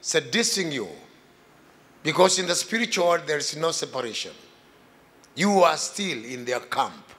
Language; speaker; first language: English; non-native, local second language; Swahili